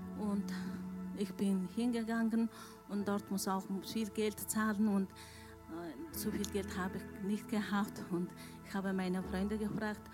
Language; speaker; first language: German; non-native, learner; Mongolian